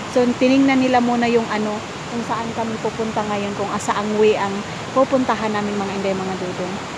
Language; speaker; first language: Filipino; non-native, local second language; Cebuano